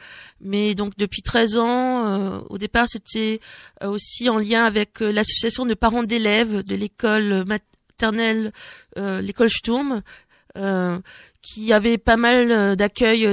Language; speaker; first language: French; native; French